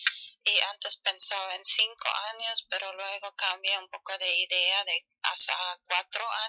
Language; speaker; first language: Spanish; non-native, fluent; German